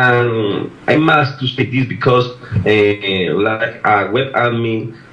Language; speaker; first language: English; non-native, learner; Spanish